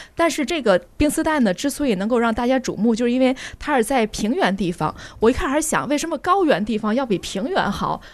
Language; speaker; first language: Chinese; native; Chinese